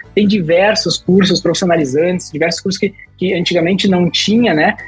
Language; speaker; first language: Portuguese; native; Portuguese